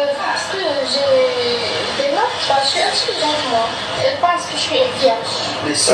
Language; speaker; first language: French; non-native, learner; Arabic